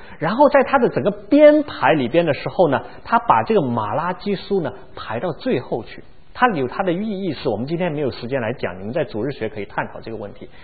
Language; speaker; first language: Chinese; non-native, local second language; Cantonese